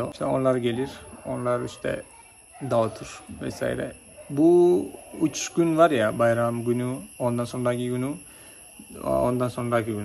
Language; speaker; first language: Turkish; non-native, fluent; Malayalam